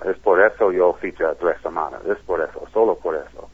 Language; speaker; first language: Spanish; non-native, learner; English